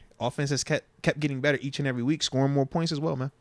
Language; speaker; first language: English; native; English